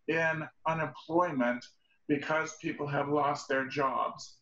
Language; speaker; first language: English; native; English